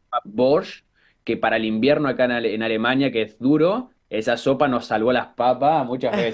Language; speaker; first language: Spanish; native; Spanish